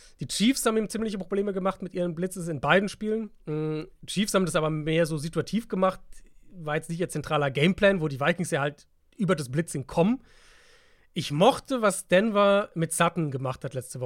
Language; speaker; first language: German; native; German